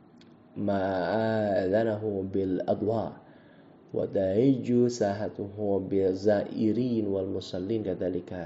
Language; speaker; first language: Arabic; non-native, fluent; Indonesian